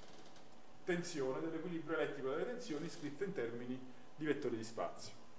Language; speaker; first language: Italian; native; Italian